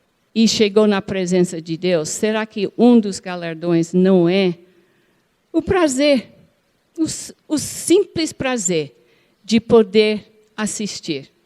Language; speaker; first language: Portuguese; non-native, fluent; English